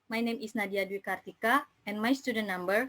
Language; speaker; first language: English; non-native, learner; Indonesian